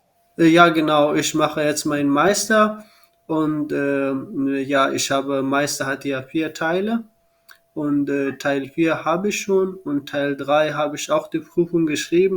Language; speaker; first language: German; non-native, fluent; Pashto